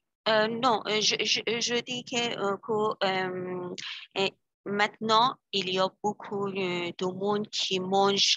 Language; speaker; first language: French; non-native, learner; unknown